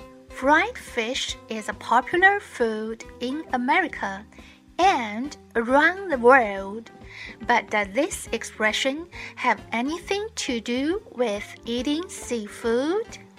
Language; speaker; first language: English; non-native, fluent; Chinese